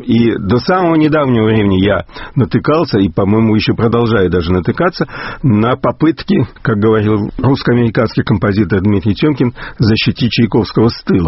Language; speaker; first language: Russian; native; Russian